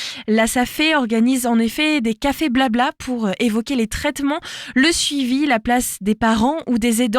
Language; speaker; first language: French; native; French